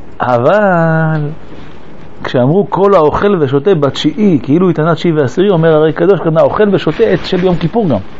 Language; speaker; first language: Hebrew; early bilingual, other home language; French